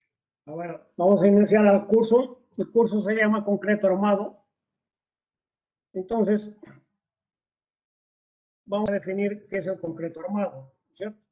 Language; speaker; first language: Spanish; native; Spanish